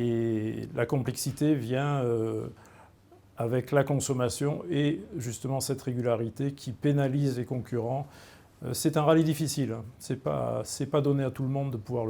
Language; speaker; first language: French; native; French